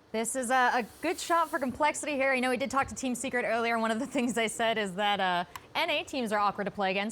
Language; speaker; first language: English; native; English